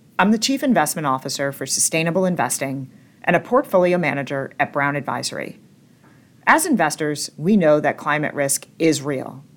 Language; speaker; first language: English; native; English